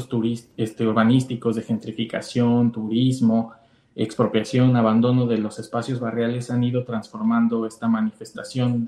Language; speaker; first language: Spanish; native; Spanish